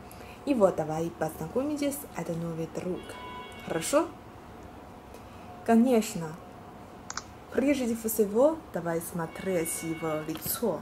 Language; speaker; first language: Russian; non-native, learner; Chinese